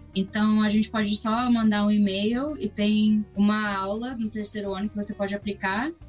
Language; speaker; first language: Portuguese; early bilingual, heritage; English